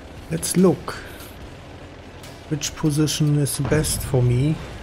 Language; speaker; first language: English; non-native, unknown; German